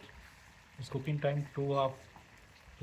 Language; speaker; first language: English; non-native, learner; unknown